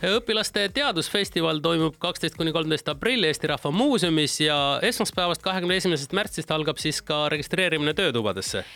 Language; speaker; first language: Estonian; native; Estonian